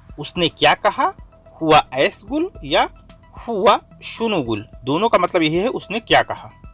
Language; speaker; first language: Hindi; native; Hindi